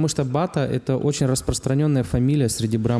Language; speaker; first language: Russian; native; Russian